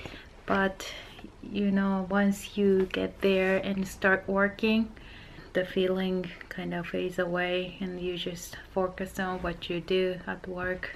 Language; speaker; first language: English; non-native, fluent; Japanese